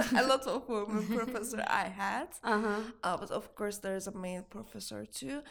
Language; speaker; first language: English; non-native, learner; Turkish